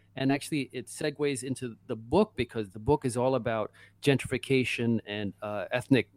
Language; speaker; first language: English; native; English